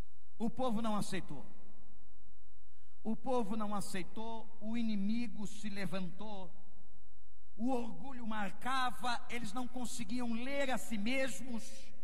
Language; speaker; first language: Portuguese; native; Portuguese